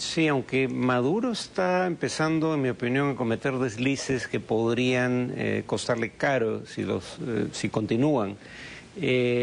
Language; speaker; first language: Spanish; native; Spanish